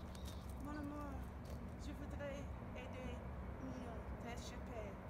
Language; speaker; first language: French; non-native, learner; English